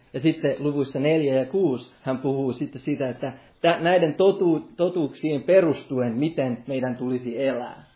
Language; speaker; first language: Finnish; non-native, local second language; Swedish